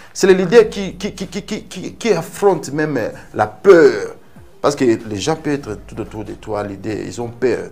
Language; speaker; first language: French; non-native, local second language; Lingala